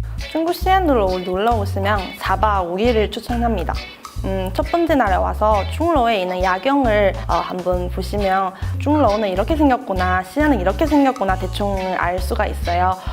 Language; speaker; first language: Korean; non-native, fluent; Chinese